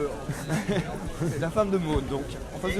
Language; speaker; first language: French; native; French